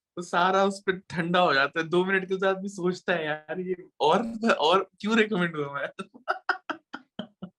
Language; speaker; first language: Hindi; non-native, local second language; Punjabi